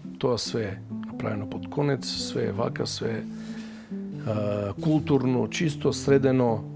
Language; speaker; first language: Macedonian; native; Macedonian